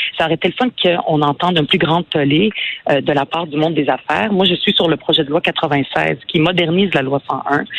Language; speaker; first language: French; early bilingual, other home language; Arabic